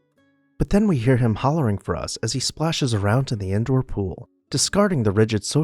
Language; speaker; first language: English; native; English